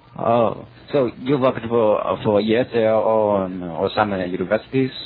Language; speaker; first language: English; non-native, learner; Chinese